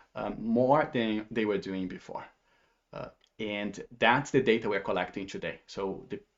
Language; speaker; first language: English; non-native, fluent; Portuguese